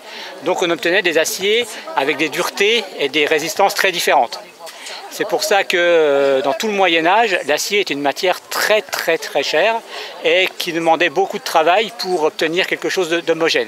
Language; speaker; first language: French; native; French